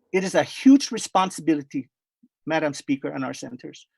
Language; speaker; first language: English; non-native, fluent; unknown